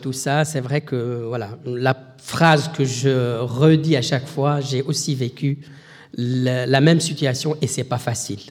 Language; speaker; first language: French; non-native, local second language; Arabic